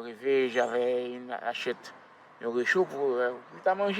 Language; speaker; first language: French; non-native, local second language; Haitian Creole